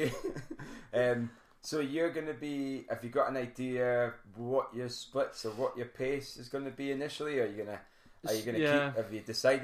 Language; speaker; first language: English; native; English